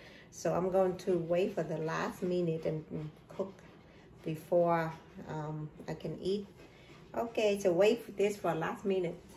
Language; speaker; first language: English; non-native, learner; Vietnamese